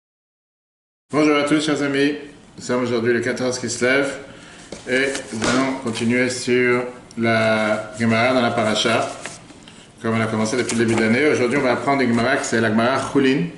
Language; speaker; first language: French; native; French